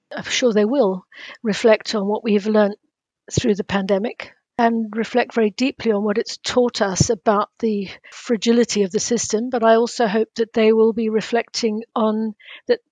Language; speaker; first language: English; native; English